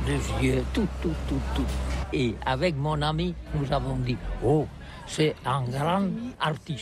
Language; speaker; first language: French; non-native, learner; Catalan